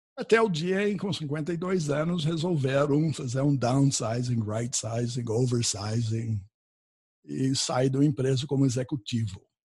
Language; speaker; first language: Portuguese; non-native, fluent; English